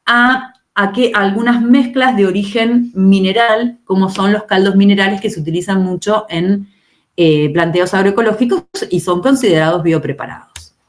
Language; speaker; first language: Spanish; native; Spanish